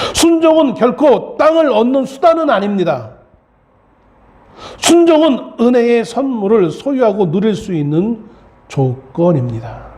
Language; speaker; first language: Korean; native; Korean